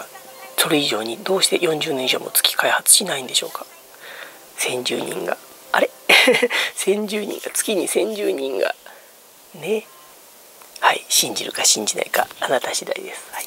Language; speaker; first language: Japanese; native; Japanese